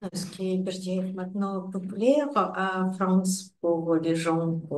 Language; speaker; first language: French; non-native, fluent; Russian